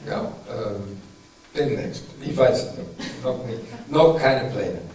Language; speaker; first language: German; non-native, fluent; English